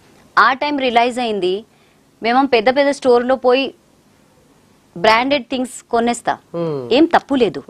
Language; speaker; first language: Telugu; non-native, local second language; Hindi